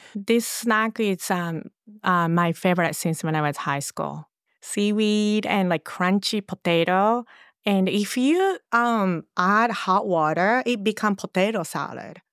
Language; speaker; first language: English; non-native, fluent; Japanese